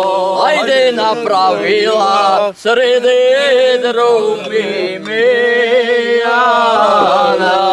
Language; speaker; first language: Macedonian; native; Macedonian